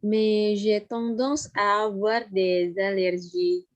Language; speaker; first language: French; non-native, learner; Indonesian